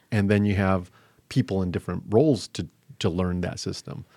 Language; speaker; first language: English; native; English